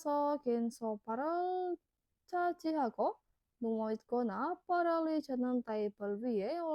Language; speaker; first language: Korean; non-native, learner; Indonesian